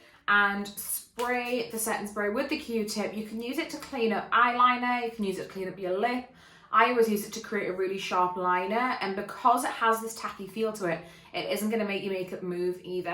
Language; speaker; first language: English; native; English